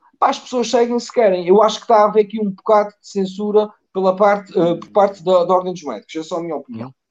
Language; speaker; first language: Portuguese; native; Portuguese